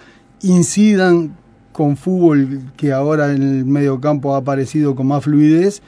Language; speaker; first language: Spanish; native; Spanish